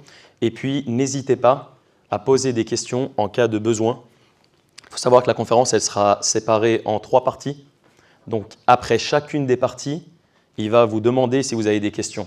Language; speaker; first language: French; native; French